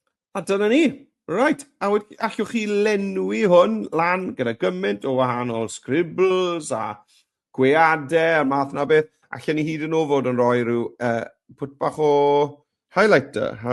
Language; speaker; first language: Welsh; native; Welsh